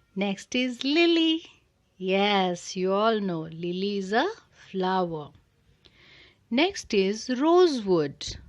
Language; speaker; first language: English; non-native, local second language; Punjabi